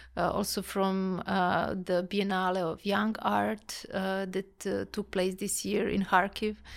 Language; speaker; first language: English; non-native, fluent; Serbian